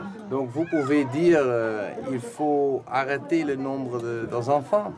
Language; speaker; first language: French; non-native, fluent; Dutch